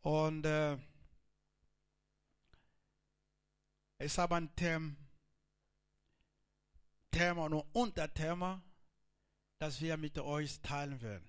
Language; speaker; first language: German; non-native, learner; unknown